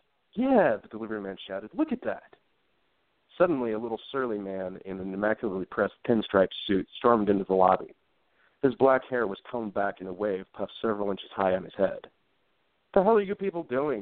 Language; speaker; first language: English; native; English